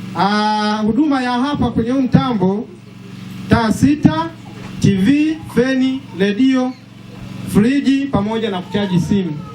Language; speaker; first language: Swahili; native; Swahili